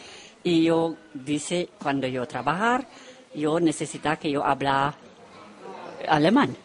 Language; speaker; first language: Spanish; non-native, learner; Romanian